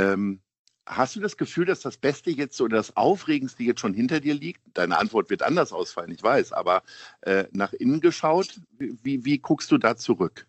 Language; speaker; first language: German; native; German